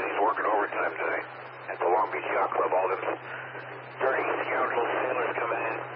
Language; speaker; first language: English; native; English